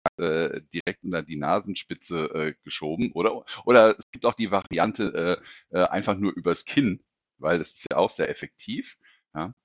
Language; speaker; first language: German; native; German